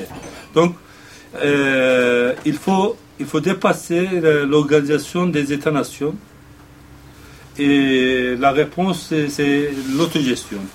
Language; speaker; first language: French; non-native, fluent; Kurdish